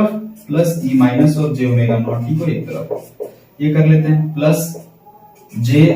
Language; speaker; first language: Hindi; native; Hindi